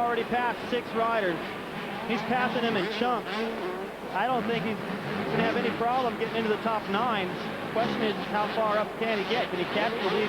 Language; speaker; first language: English; native; English